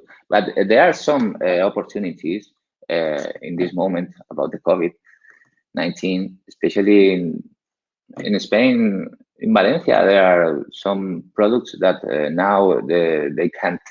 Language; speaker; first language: English; non-native, learner; Spanish